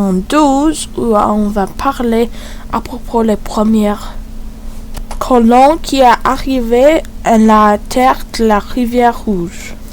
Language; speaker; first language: French; non-native, learner; English